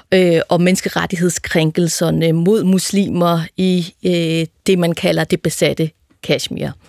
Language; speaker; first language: Danish; native; Danish